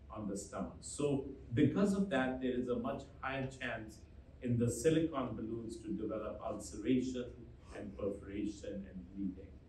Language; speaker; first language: English; non-native, local second language; Hindi